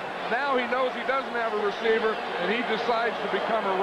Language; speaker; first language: English; native; English